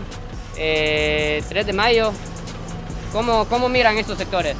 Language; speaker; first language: Spanish; non-native, fluent; Japanese